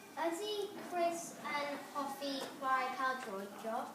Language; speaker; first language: Welsh; non-native, learner; English